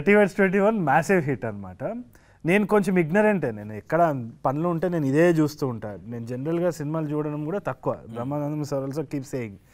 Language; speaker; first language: Telugu; native; Telugu